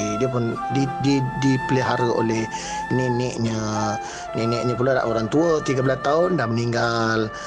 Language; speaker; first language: Malay; non-native, local second language; Tamil